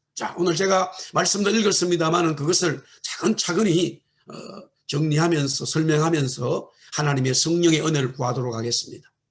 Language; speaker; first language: Korean; native; Korean